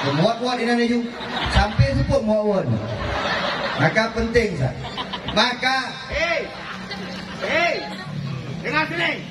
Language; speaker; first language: Malay; non-native, local second language; Achinese